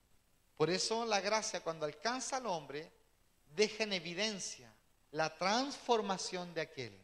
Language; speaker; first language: Spanish; native; Spanish